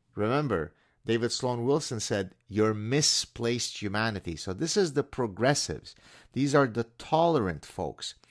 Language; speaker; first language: English; non-native, fluent; Arabic